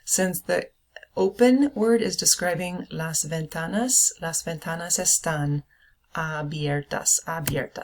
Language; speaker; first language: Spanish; non-native, fluent; English